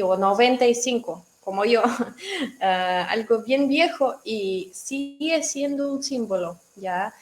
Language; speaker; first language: Spanish; non-native, fluent; Russian